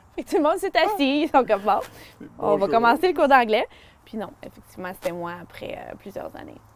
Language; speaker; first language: French; early bilingual, other home language; Spanish